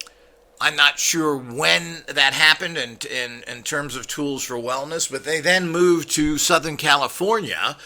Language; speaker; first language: English; native; English